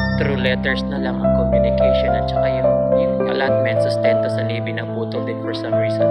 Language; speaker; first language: Filipino; native; Filipino